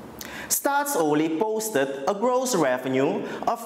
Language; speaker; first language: English; non-native, local second language; Dutch